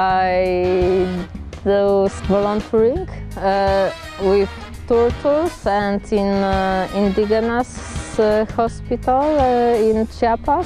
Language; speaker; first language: English; non-native, learner; Polish